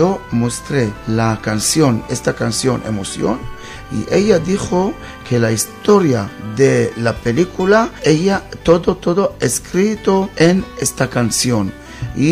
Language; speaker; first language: Spanish; non-native, learner; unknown